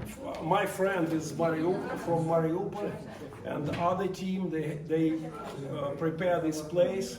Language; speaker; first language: English; non-native, learner; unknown